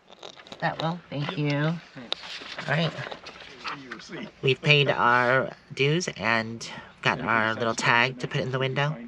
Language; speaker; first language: English; native; English